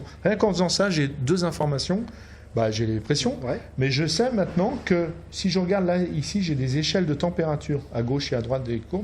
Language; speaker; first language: French; native; French